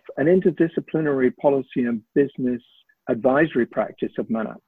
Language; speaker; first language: English; native; English